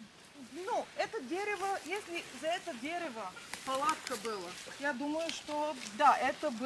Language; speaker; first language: Russian; non-native, learner; Bulgarian